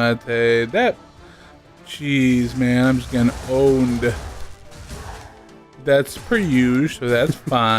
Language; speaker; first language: English; native; English